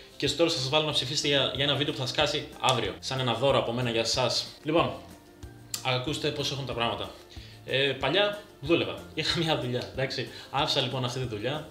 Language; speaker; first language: Greek; early bilingual, other home language; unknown